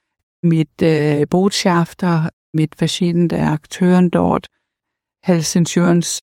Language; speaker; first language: German; non-native, learner; Danish